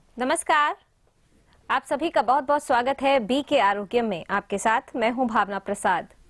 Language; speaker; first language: Hindi; native; Hindi